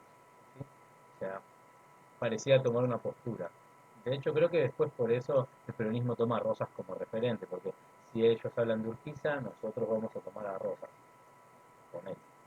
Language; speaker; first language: Spanish; native; Spanish